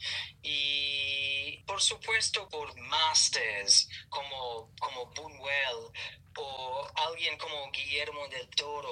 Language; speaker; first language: Spanish; non-native, learner; English